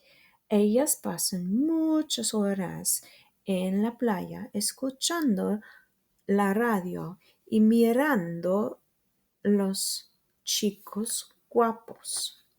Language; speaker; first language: Spanish; non-native, fluent; English